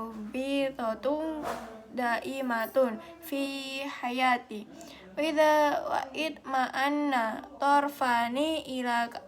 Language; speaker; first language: Arabic; non-native, learner; Indonesian